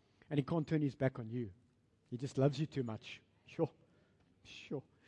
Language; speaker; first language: English; non-native, local second language; Afrikaans